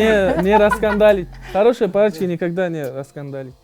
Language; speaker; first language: Russian; non-native, local second language; Kazakh